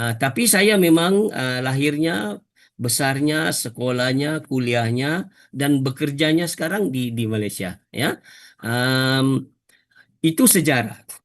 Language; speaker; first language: Malay; native; Malay